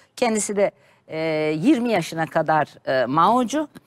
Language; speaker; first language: Turkish; native; Turkish